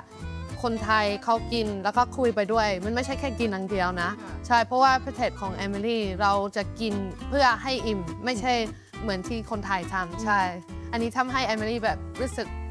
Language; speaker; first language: Thai; non-native, fluent; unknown